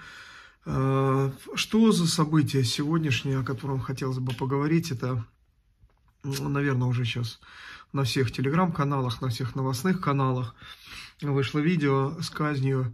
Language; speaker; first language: Russian; native; Russian